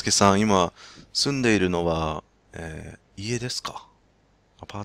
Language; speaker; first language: Japanese; non-native, learner; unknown